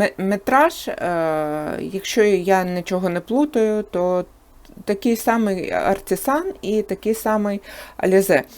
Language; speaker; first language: Ukrainian; non-native, local second language; Russian